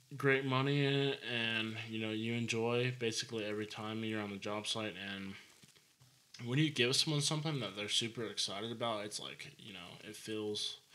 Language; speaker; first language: English; native; English